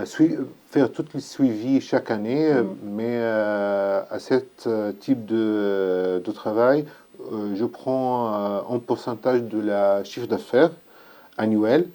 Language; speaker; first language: French; non-native, learner; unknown